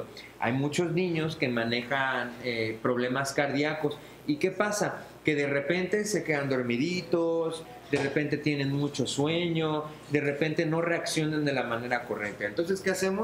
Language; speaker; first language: Spanish; native; Spanish